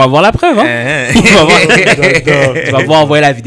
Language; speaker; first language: French; native; French